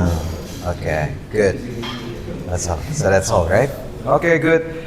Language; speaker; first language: English; non-native, fluent; Indonesian